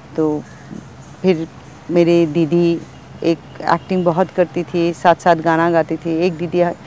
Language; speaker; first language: Hindi; non-native, local second language; Bangla